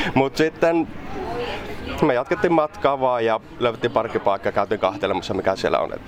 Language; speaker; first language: Finnish; native; Finnish